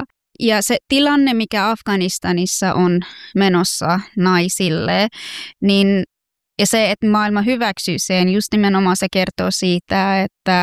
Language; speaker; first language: Finnish; non-native, fluent; Persian